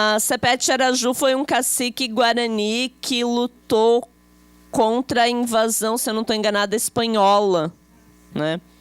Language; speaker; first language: Portuguese; native; Portuguese